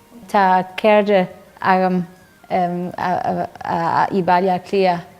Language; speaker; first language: Irish; non-native, learner; German